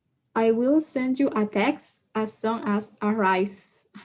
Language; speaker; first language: English; non-native, learner; Spanish